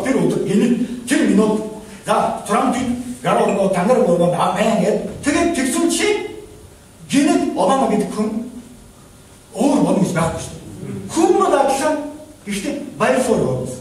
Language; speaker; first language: Mongolian; non-native, fluent; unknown